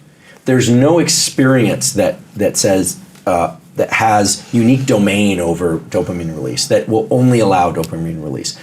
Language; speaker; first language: English; native; English